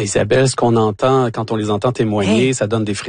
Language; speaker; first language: French; native; French